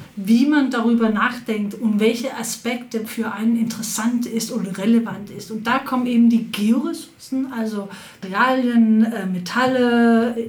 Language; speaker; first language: German; non-native, fluent; Danish